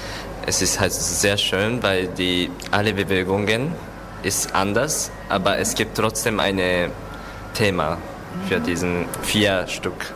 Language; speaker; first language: German; non-native, learner; Japanese